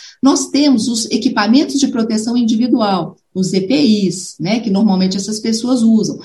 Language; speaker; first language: Portuguese; native; Portuguese